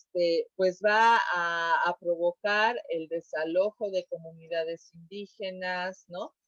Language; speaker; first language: Spanish; native; Spanish